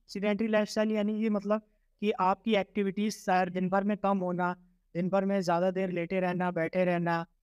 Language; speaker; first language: Hindi; native; Hindi